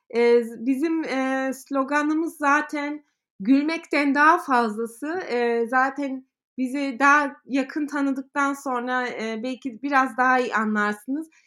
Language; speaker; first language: Turkish; early bilingual, heritage; Turkish